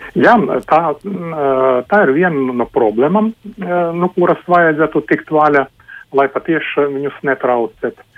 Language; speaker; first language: Latvian; non-native, local second language; Russian